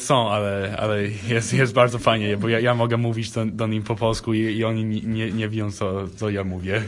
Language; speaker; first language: Polish; early bilingual, heritage; Polish